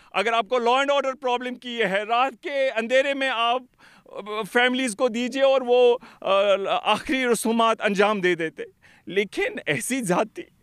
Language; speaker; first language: Hindi; non-native, local second language; Kashmiri